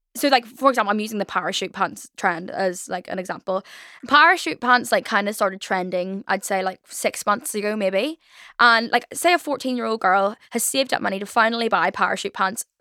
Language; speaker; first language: English; native; English